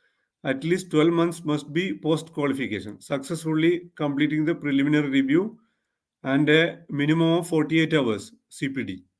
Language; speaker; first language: English; non-native, local second language; Malayalam